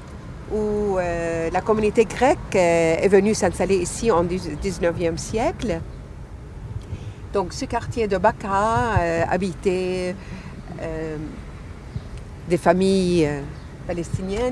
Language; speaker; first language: French; non-native, fluent; Arabic